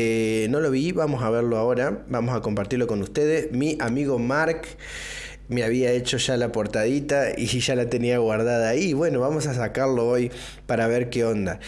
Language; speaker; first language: Spanish; native; Spanish